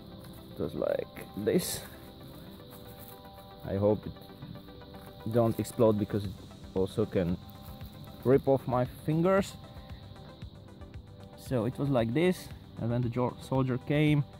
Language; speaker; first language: English; non-native, learner; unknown